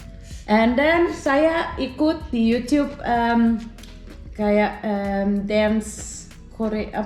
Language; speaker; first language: Indonesian; early bilingual, heritage; Indonesian